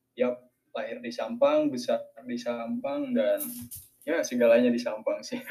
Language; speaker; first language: Indonesian; non-native, local second language; Madurese